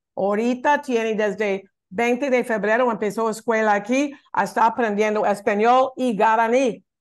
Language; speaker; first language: Spanish; non-native, learner; English